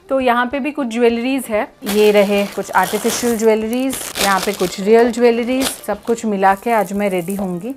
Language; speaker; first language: Hindi; non-native, local second language; Bangla